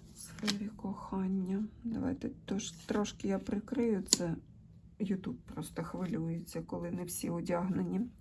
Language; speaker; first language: Ukrainian; non-native, local second language; Russian